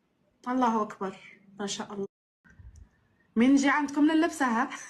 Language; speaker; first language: Arabic; native; Arabic